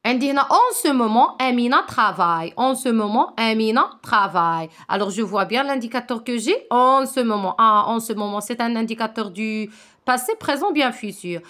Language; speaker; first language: French; non-native, local second language; Arabic